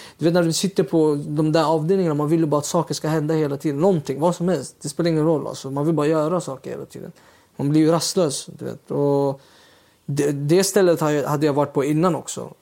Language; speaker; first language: Swedish; early bilingual, other home language; Uyghur